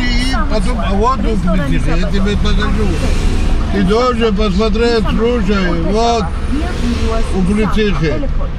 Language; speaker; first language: Russian; non-native, learner; Georgian